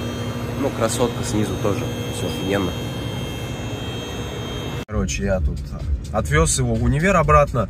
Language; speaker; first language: Russian; native; Russian